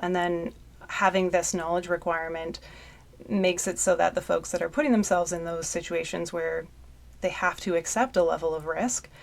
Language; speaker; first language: English; native; English